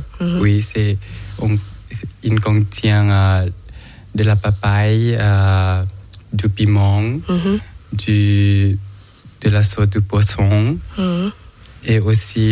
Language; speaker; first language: French; non-native, learner; Thai